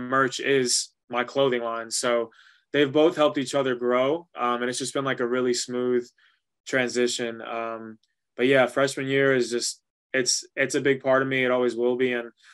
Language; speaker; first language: English; early bilingual, other home language; Spanish